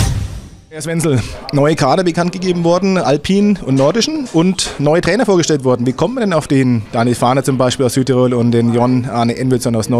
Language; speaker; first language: German; native; German